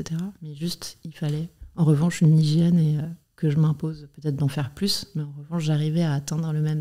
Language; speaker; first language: French; native; French